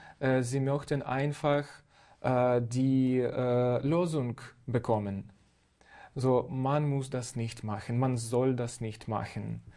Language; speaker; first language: German; non-native, fluent; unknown